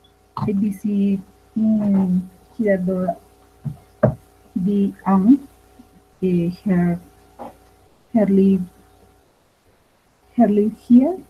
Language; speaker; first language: English; non-native, learner; Spanish